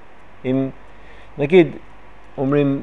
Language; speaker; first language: Hebrew; non-native, fluent; English